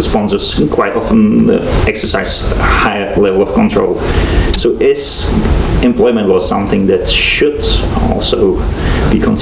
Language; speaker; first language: English; non-native, fluent; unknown